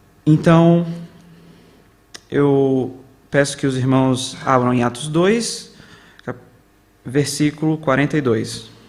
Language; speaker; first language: Portuguese; native; Portuguese